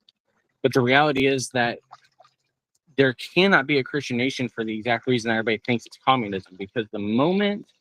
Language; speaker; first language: English; native; English